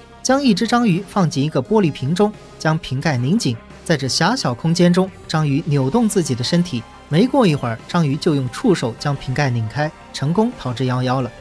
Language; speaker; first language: Chinese; native; Chinese